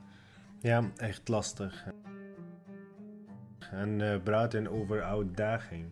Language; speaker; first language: Dutch; non-native, learner; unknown